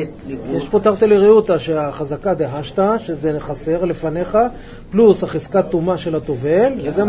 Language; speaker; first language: Hebrew; native; Hebrew